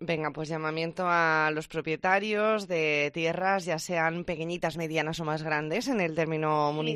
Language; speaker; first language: Spanish; native; Spanish